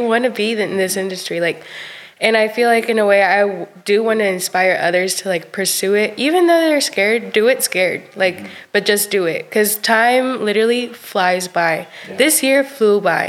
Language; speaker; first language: English; native; English